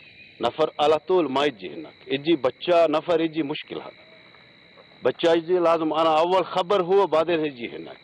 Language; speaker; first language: Arabic; non-native, learner; Urdu